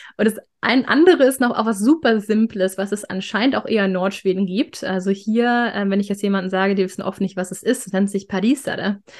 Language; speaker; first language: German; native; German